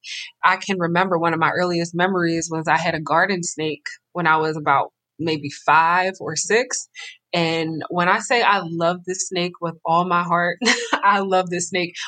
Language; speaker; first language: English; native; English